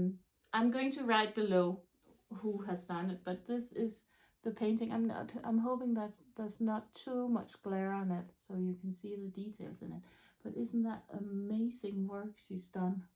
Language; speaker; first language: English; non-native, fluent; Danish